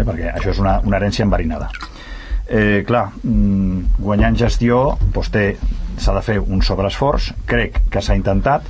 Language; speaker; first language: Catalan; native; Catalan